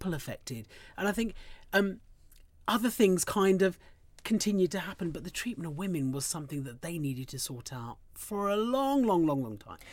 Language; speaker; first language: English; early bilingual, other home language; Hindi